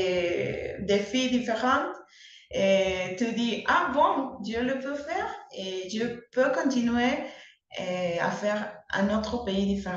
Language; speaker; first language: French; non-native, learner; Spanish